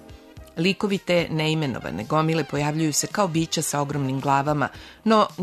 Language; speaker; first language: Serbian; native; Serbian